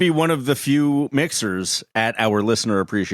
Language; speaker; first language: English; native; English